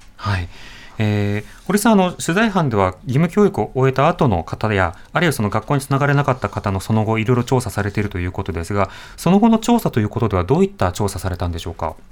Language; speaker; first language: Japanese; native; Japanese